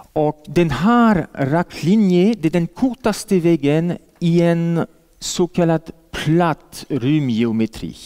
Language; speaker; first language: Swedish; non-native, fluent; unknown